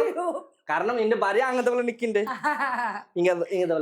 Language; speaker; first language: Malayalam; non-native, local second language; Bangla